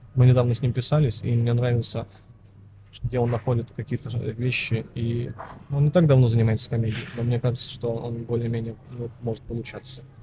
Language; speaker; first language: Russian; native; Russian